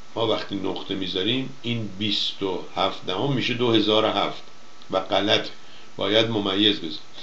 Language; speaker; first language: Persian; native; Persian